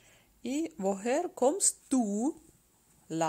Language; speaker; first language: German; non-native, fluent; Russian